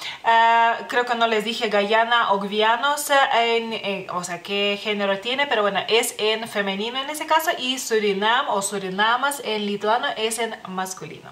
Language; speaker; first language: Spanish; non-native, fluent; Lithuanian